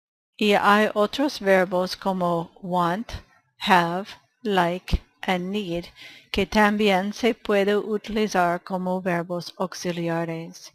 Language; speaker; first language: Spanish; non-native, fluent; English